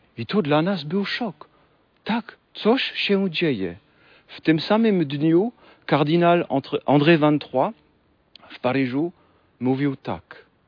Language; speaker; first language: Polish; non-native, fluent; French